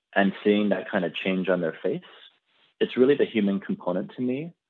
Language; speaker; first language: English; native; English